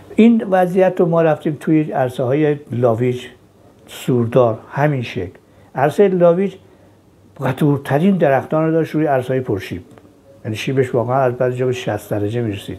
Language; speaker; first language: Persian; native; Persian